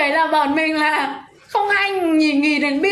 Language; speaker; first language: Vietnamese; native; Vietnamese